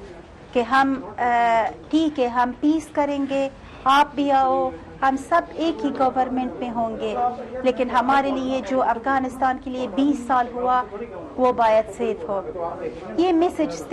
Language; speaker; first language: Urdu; non-native, fluent; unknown